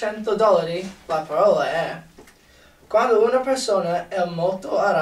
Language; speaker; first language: Italian; non-native, learner; English